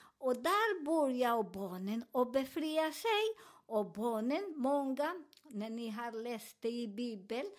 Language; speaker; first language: Swedish; non-native, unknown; Spanish